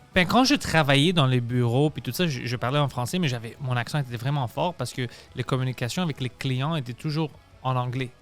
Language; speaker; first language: French; non-native, local second language; Greek